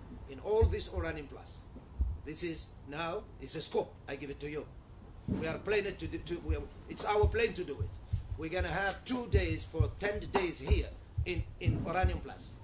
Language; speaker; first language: English; non-native, learner; Arabic